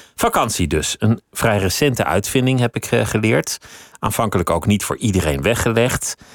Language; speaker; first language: Dutch; native; Dutch